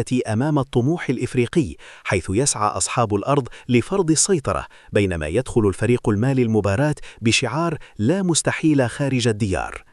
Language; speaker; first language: Arabic; native; Arabic